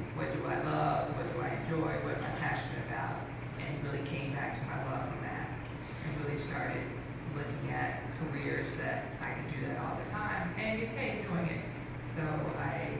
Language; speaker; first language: English; native; English